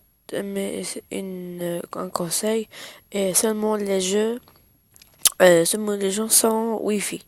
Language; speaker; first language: French; non-native, learner; Arabic